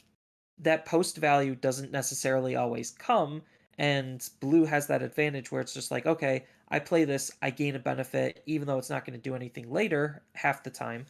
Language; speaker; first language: English; native; English